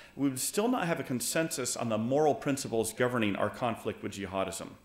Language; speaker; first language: English; native; English